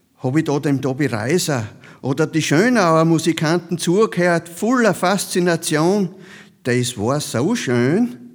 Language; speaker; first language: German; native; German